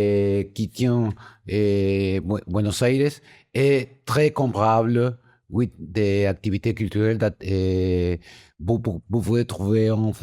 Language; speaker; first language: French; non-native, learner; Spanish